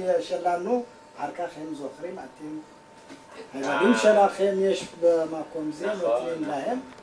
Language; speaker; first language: Hebrew; non-native, learner; Amharic